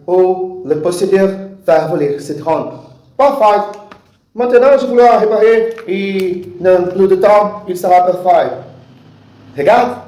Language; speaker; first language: French; non-native, learner; Portuguese